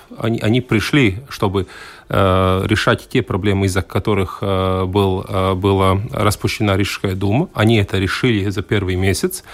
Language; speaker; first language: Russian; non-native, local second language; Latvian